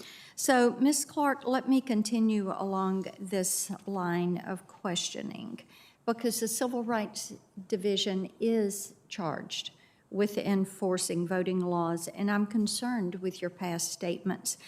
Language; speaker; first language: English; native; English